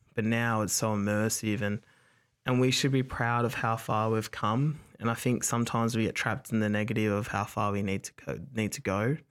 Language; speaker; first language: English; native; English